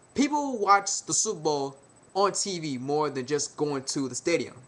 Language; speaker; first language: English; native; English